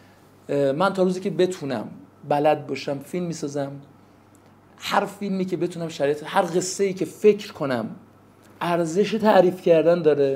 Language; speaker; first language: Persian; native; Persian